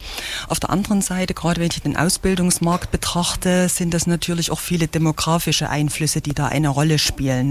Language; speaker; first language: German; native; German